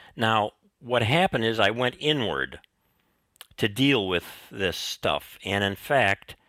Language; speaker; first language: English; native; English